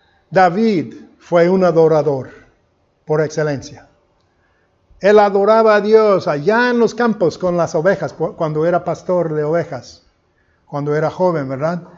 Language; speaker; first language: Spanish; non-native, fluent; English